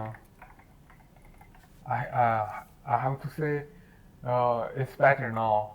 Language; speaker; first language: English; non-native, learner; Chinese